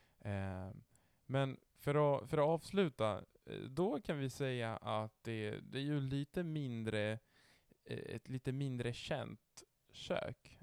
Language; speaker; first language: Swedish; non-native, fluent; Italian